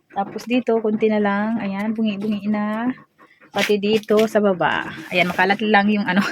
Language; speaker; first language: Filipino; non-native, local second language; Waray